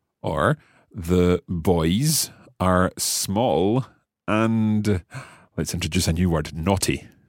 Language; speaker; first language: English; native; English